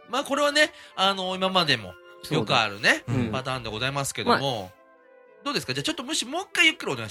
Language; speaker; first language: Japanese; native; Japanese